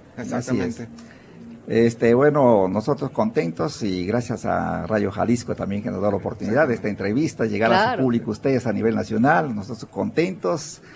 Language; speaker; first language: Spanish; native; Spanish